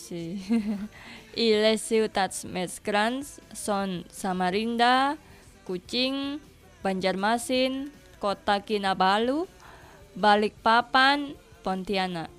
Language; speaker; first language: Catalan; non-native, learner; Indonesian